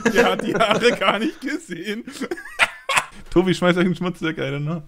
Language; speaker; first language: German; native; German